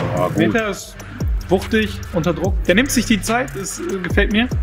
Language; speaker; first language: German; native; German